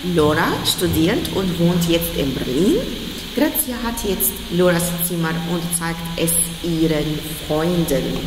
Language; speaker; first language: German; non-native, fluent; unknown